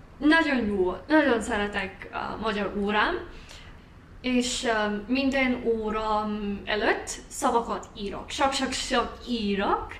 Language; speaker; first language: Hungarian; non-native, learner; English